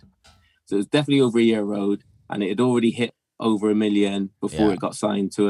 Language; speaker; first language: English; native; English